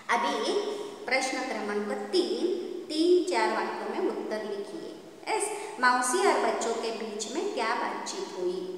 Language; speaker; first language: Hindi; non-native, local second language; Kannada